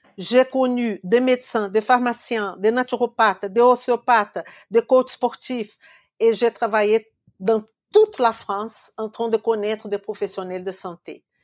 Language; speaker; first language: French; non-native, fluent; Portuguese